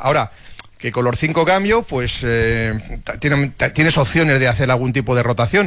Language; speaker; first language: Spanish; native; Spanish